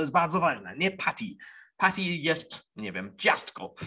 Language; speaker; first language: Polish; non-native, learner; English